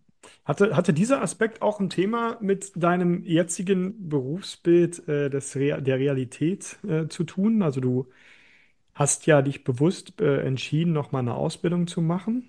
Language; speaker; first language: German; native; German